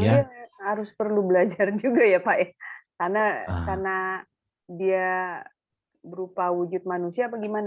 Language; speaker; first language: Indonesian; native; Indonesian